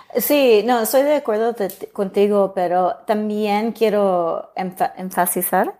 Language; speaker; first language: Spanish; early bilingual, heritage; Spanish